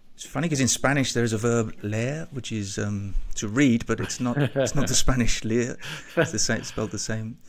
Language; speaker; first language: English; native; English